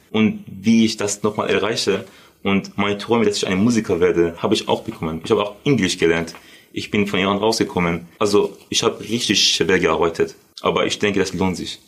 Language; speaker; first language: German; non-native, learner; Persian